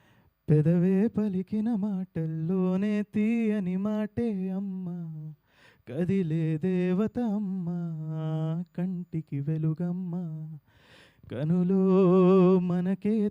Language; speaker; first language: Telugu; native; Telugu